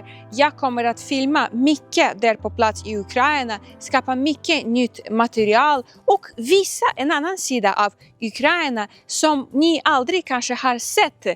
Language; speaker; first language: Swedish; non-native, fluent; Ukrainian